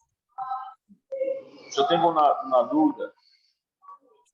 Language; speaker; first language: Spanish; non-native, learner; Portuguese